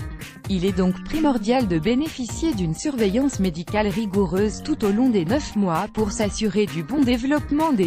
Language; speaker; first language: French; native; French